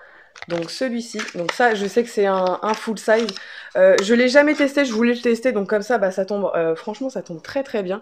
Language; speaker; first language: French; native; French